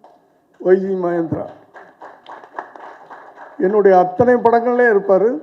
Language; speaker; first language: Tamil; native; Tamil